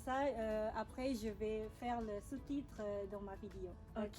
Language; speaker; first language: French; non-native, learner; Indonesian